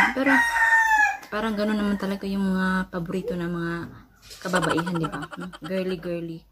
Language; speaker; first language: Filipino; non-native, local second language; Cebuano